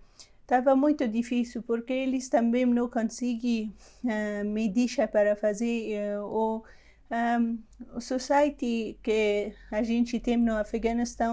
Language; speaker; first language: Portuguese; non-native, learner; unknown